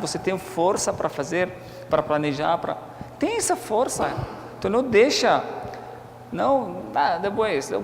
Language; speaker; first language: Portuguese; non-native, fluent; Arabic